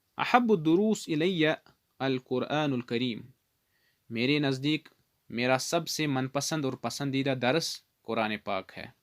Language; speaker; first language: Urdu; non-native, local second language; Kashmiri